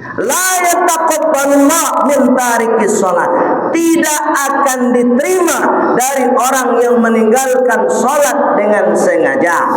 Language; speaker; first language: Malay; non-native, local second language; Minangkabau